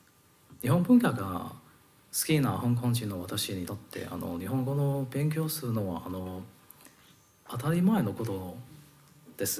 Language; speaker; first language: Japanese; non-native, learner; Cantonese